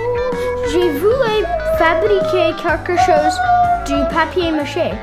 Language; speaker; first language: French; non-native, learner; English